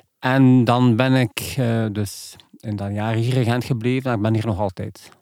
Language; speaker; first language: Dutch; non-native, local second language; French